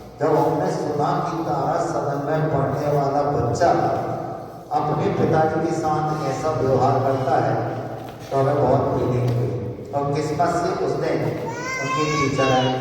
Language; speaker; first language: Hindi; native; Hindi